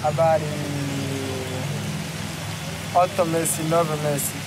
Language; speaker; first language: Italian; non-native, learner; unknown